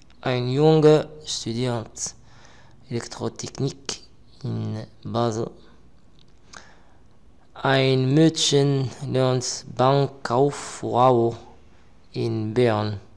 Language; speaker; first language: German; non-native, learner; Arabic